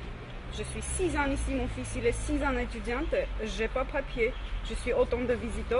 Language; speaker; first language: French; non-native, learner; Armenian